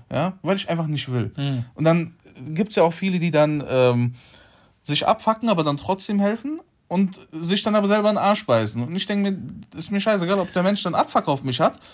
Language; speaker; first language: German; early bilingual, other home language; Polish